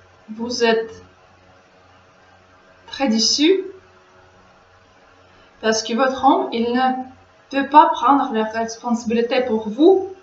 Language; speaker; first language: French; non-native, learner; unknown